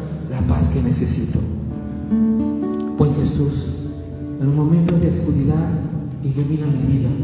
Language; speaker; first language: Spanish; native; Spanish